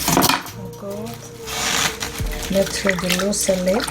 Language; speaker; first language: French; non-native, fluent; Korean